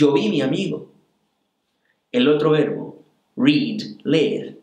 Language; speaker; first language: Spanish; non-native, fluent; Portuguese